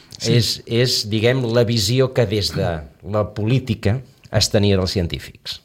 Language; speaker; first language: Catalan; native; Catalan